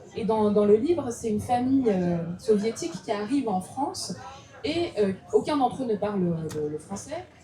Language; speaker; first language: French; early bilingual, other home language; Russian